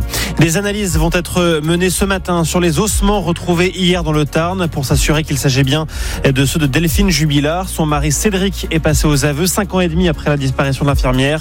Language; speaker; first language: French; native; French